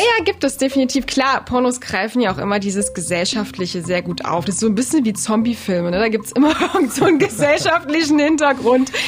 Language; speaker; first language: German; native; German